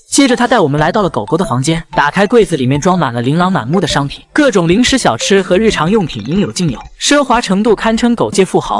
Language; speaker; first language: Chinese; native; Chinese